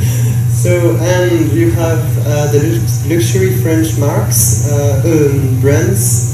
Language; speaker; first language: English; non-native, learner; French